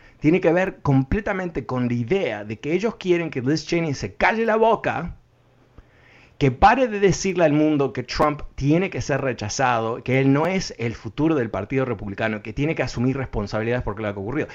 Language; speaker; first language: Spanish; native; Spanish